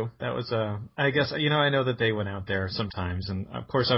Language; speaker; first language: English; native; English